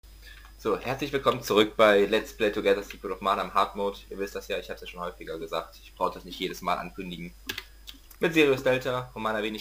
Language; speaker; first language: German; native; German